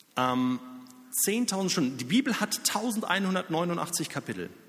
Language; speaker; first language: German; native; German